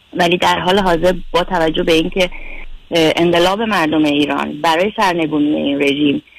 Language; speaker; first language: Persian; native; Persian